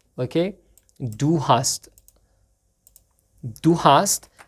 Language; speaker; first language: German; non-native, fluent; Persian